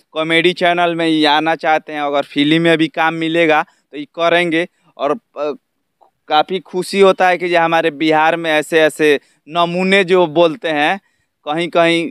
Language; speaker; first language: Hindi; native; Hindi